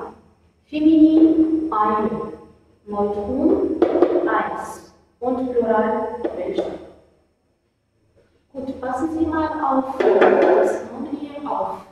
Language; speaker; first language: German; non-native, fluent; Arabic